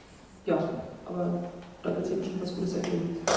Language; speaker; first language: German; native; German